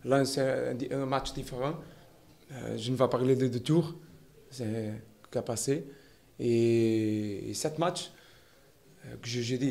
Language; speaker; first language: French; non-native, learner; Portuguese